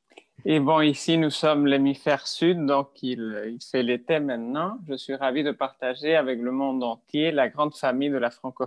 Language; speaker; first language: French; non-native, fluent; Spanish